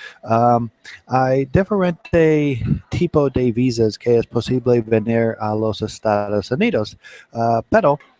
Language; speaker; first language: Spanish; non-native, learner; English